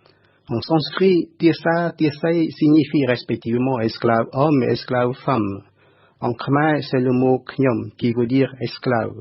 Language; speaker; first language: French; non-native, fluent; Khmer